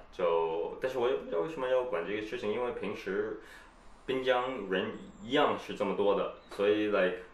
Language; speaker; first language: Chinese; early bilingual, heritage; Chinese